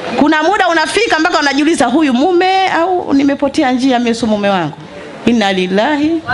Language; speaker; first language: Swahili; native; Swahili